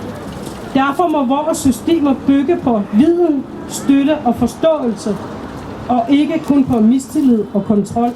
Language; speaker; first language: Danish; non-native, local second language; Kalaallisut